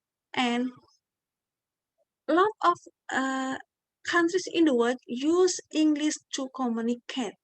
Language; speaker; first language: English; non-native, learner; Indonesian